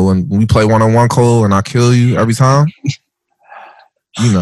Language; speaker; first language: English; native; English